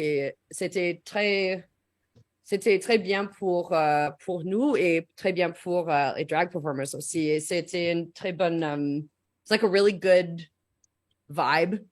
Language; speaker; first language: French; non-native, learner; English